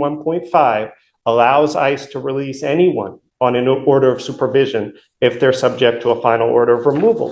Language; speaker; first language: English; native; English